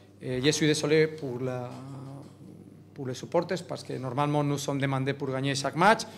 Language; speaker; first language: French; non-native, learner; Catalan